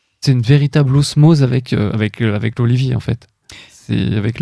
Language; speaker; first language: French; native; French